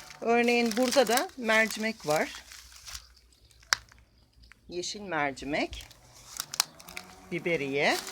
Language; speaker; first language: Turkish; native; Turkish